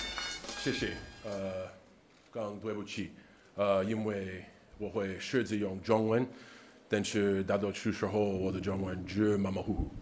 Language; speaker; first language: Chinese; non-native, learner; English